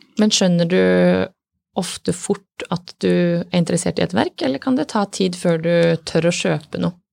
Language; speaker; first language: Norwegian; native; Norwegian